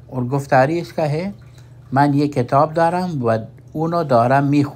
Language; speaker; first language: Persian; non-native, fluent; Urdu